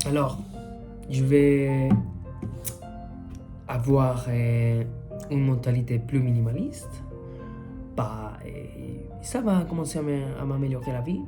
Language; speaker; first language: French; non-native, fluent; Spanish